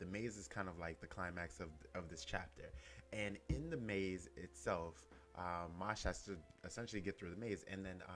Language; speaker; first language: English; native; English